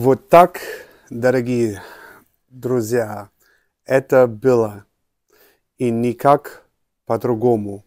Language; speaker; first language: Russian; non-native, learner; German